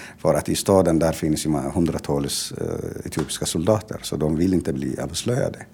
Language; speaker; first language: Swedish; non-native, fluent; Tigrinya